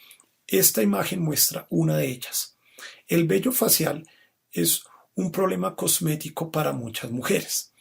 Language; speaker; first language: Spanish; native; Spanish